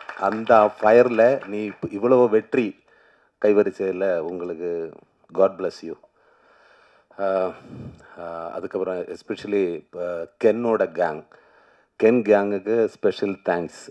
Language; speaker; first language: Tamil; non-native, learner; Malayalam